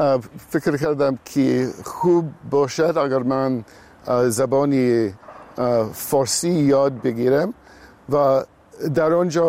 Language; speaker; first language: Persian; non-native, learner; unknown